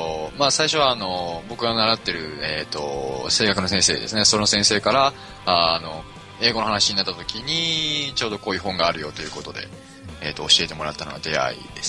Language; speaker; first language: Japanese; native; Japanese